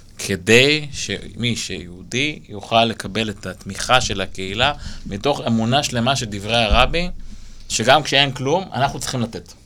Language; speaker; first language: Hebrew; native; Hebrew